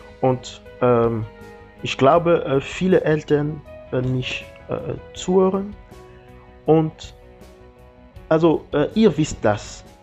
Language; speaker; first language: German; non-native, learner; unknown